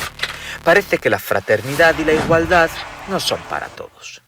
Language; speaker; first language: Spanish; native; Spanish